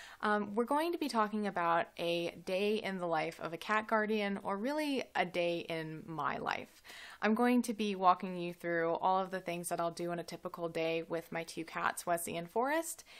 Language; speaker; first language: English; native; English